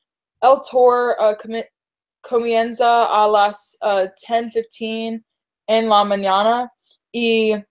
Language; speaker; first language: Spanish; non-native, learner; English